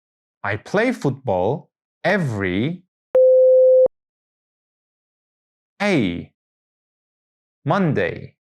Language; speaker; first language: English; non-native, fluent; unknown